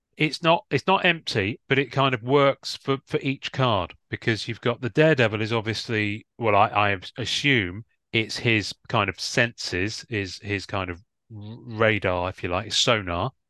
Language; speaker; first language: English; native; English